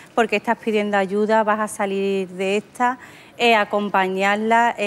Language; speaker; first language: Spanish; native; Spanish